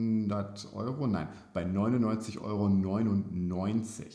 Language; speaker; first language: German; native; German